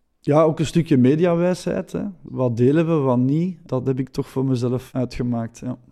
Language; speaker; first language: Dutch; native; Dutch